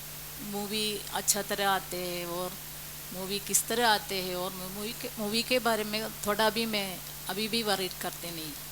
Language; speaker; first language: Hindi; non-native, local second language; Malayalam